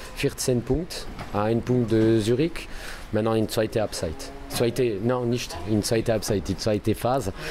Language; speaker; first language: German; non-native, learner; French